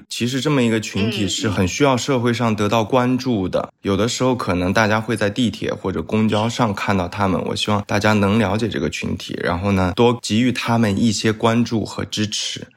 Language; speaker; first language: Chinese; native; Chinese